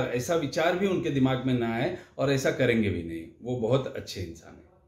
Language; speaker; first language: Hindi; native; Hindi